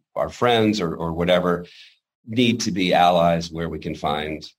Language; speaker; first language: English; native; English